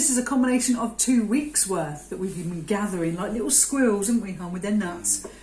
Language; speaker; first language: English; native; English